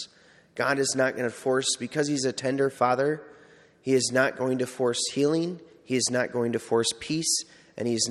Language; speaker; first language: English; native; English